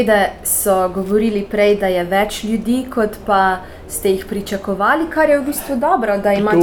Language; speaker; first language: Slovenian; native; Slovenian